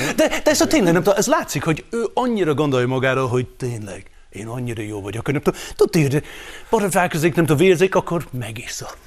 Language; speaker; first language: Hungarian; non-native, fluent; English